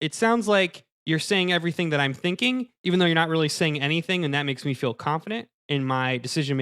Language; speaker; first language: English; native; English